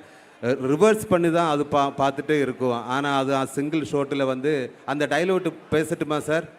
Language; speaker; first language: Tamil; non-native, learner; Malayalam